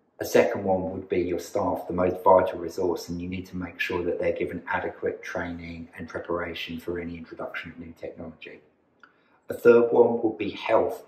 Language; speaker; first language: English; native; English